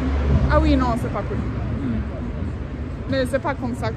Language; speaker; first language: French; non-native, fluent; German